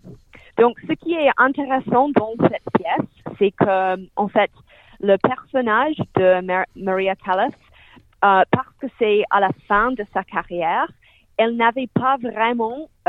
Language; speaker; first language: French; non-native, fluent; English